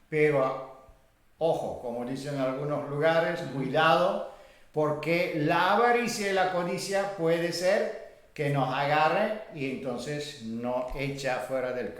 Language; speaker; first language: Spanish; non-native, fluent; Bulgarian